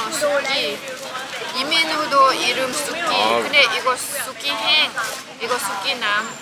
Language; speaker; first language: Korean; non-native, learner; Thai